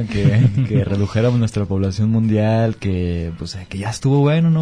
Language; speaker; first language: Spanish; native; Spanish